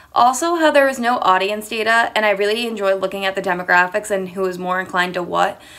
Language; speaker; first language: English; native; English